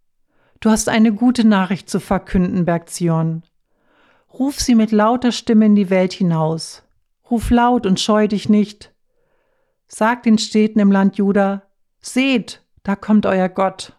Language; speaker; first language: German; native; German